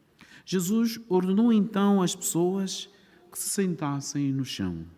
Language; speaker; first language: Portuguese; native; Portuguese